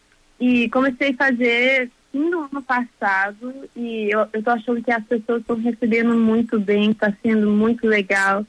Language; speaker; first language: Portuguese; early bilingual, heritage; Portuguese